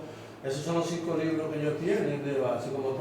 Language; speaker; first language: Spanish; native; Spanish